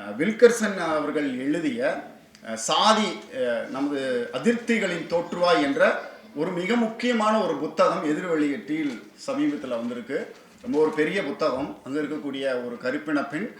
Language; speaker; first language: Tamil; native; Tamil